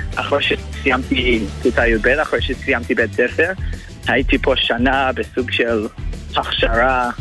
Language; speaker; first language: Hebrew; non-native, fluent; English